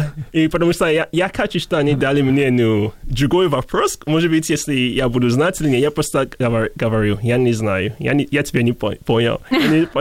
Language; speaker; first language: Russian; non-native, learner; English